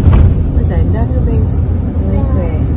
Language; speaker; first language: Dutch; non-native, fluent; Filipino